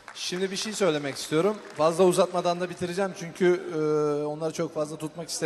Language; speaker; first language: Turkish; native; Turkish